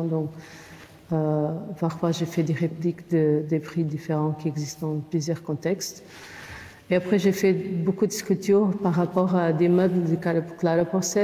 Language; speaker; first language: French; non-native, fluent; Portuguese